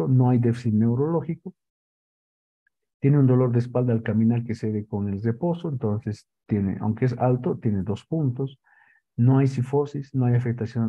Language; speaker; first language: Spanish; native; Spanish